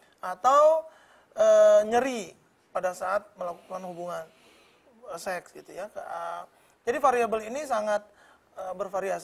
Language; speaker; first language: Indonesian; native; Indonesian